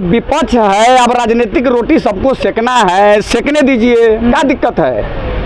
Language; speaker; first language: Hindi; native; Hindi